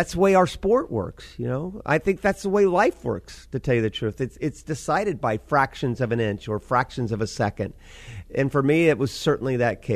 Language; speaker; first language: English; native; English